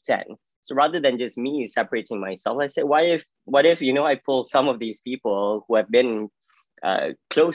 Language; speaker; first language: English; non-native, local second language; Malay